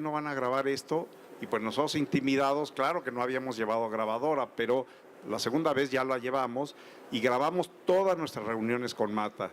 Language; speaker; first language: Spanish; native; Spanish